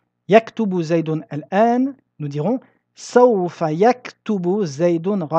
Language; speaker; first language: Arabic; non-native, fluent; French